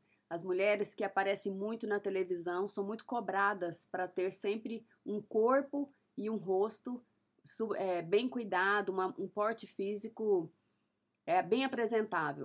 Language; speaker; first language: Portuguese; native; Portuguese